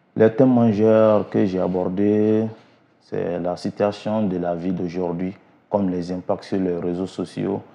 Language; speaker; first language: French; non-native, local second language; Bambara